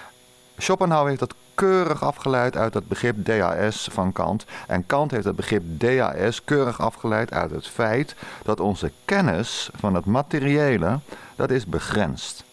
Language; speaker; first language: Dutch; native; Dutch